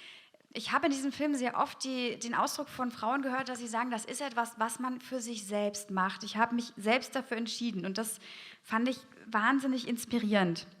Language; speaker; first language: German; native; German